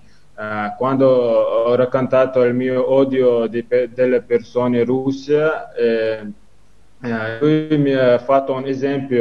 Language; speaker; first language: Italian; non-native, learner; Chechen